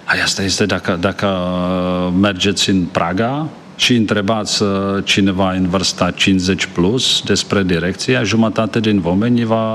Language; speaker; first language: Romanian; non-native, fluent; Czech